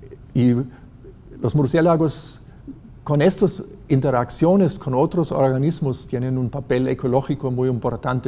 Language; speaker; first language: Spanish; non-native, fluent; German